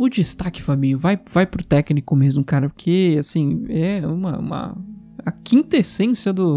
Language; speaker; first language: Portuguese; native; Portuguese